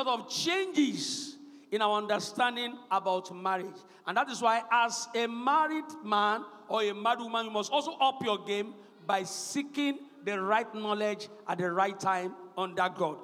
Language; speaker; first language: English; non-native, local second language; Yoruba